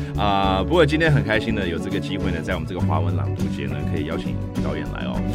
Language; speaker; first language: Chinese; early bilingual, heritage; Chinese